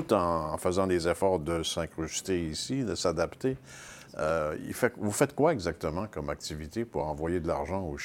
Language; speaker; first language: French; native; French